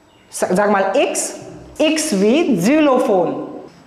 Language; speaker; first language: German; non-native, fluent; Marathi